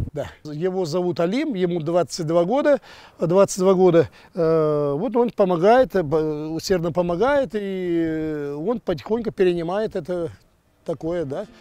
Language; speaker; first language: Russian; non-native, local second language; Crimean Tatar